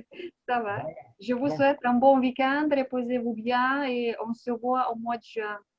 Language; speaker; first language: French; non-native, fluent; Lithuanian